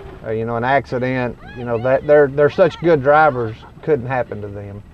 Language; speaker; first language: English; native; English